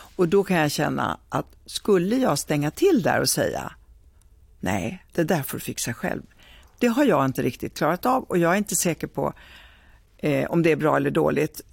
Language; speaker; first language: Swedish; early bilingual, other home language; Italian